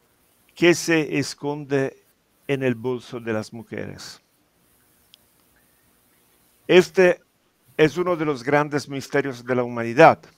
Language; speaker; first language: Spanish; non-native, fluent; Italian